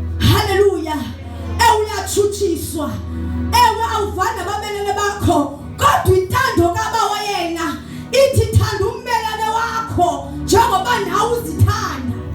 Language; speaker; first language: Zulu; non-native, local second language; Xhosa